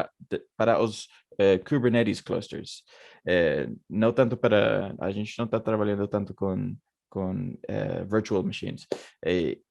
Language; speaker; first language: Portuguese; non-native, fluent; Spanish